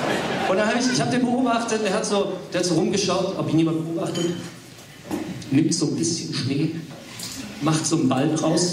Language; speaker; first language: German; early bilingual, other home language; English